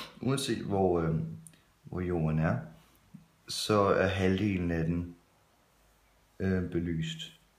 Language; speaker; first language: Danish; native; Danish